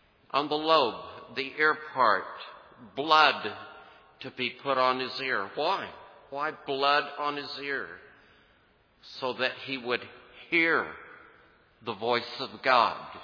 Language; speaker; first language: English; native; English